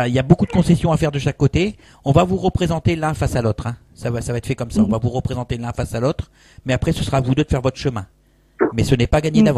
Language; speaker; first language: French; native; French